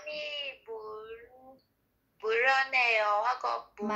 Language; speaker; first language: Korean; non-native, learner; Vietnamese